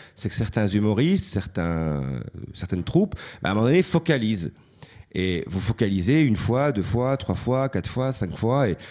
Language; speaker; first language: French; native; French